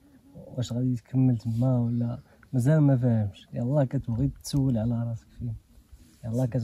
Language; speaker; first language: Arabic; native; Arabic